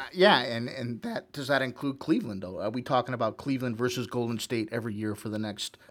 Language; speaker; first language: English; native; English